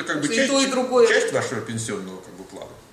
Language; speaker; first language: Russian; native; Russian